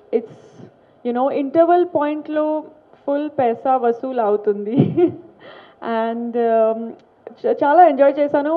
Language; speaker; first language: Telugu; non-native, learner; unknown